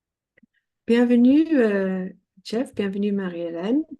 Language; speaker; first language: French; non-native, fluent; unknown